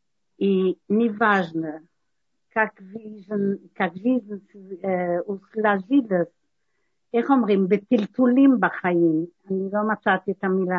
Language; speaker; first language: Russian; non-native, learner; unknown